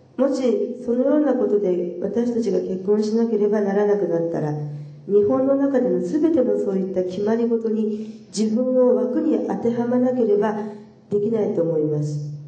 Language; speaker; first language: Japanese; native; Japanese